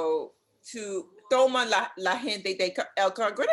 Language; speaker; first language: Spanish; non-native, learner; English